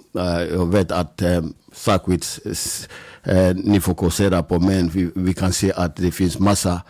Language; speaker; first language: Swedish; non-native, fluent; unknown